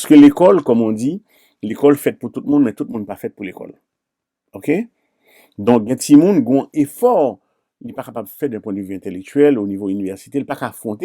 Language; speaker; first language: French; non-native, local second language; Haitian Creole